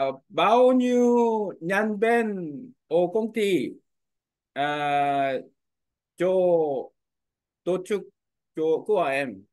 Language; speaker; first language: Vietnamese; non-native, learner; Korean